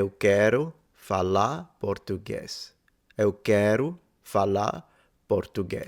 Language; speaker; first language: Portuguese; non-native, learner; Italian